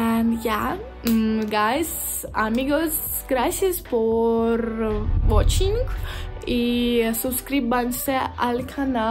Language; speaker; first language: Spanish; non-native, learner; Russian